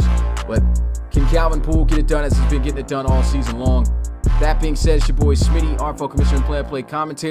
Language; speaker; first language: English; native; English